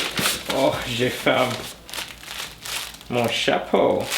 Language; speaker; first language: French; non-native, learner; English